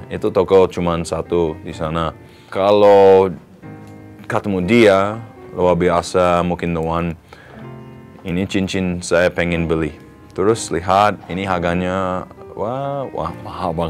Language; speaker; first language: Indonesian; non-native, learner; English